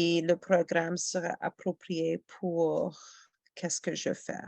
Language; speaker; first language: French; non-native, fluent; English